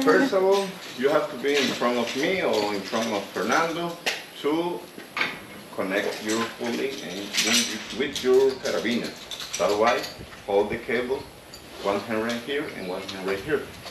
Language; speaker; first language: English; non-native, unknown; Spanish